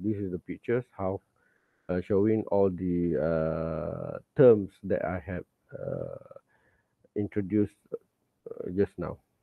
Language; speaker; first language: English; non-native, local second language; Malay